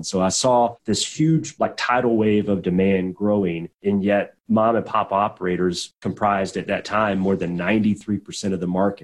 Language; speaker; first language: English; native; English